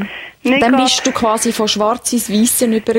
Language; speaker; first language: German; native; German